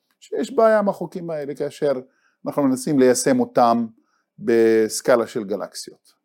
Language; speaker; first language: Hebrew; non-native, local second language; Arabic